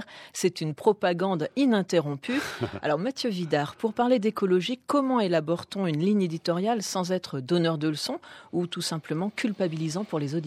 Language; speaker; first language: French; native; French